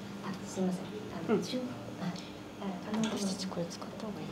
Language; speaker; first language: Japanese; native; Japanese